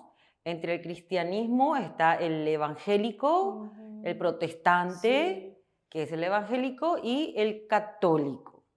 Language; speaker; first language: Spanish; non-native, fluent; Korean